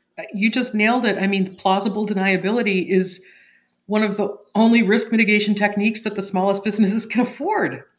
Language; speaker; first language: English; native; English